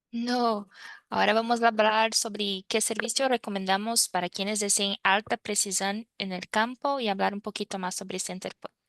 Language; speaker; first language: Spanish; non-native, fluent; Portuguese